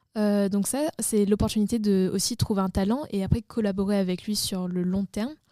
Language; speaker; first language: French; native; French